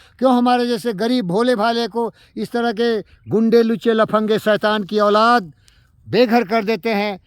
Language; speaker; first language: Hindi; native; Hindi